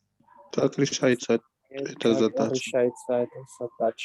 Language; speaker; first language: Russian; non-native, learner; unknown